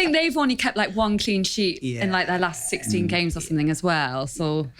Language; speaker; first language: English; native; English